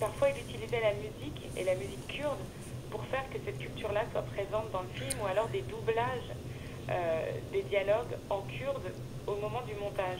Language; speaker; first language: French; native; French